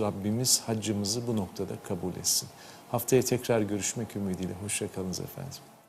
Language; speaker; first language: Turkish; native; Turkish